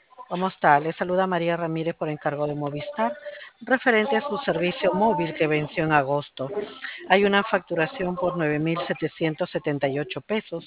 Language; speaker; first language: Spanish; native; Spanish